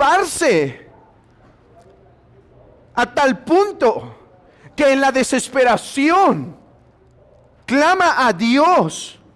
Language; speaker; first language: Spanish; native; Spanish